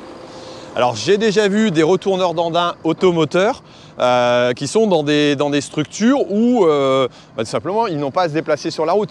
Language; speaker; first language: French; native; French